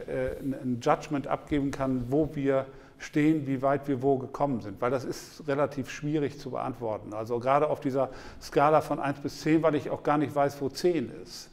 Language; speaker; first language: German; native; German